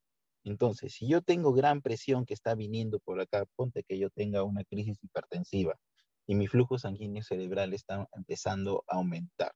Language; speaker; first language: Spanish; native; Spanish